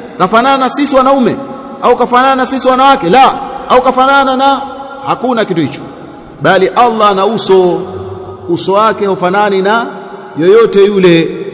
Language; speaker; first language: Swahili; native; Swahili